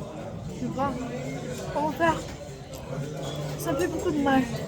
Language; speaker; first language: French; non-native, learner; Korean